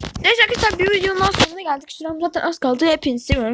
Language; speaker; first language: Turkish; native; Turkish